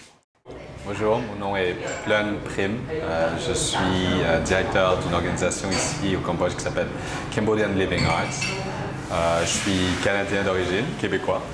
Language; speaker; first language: French; early bilingual, other home language; Khmer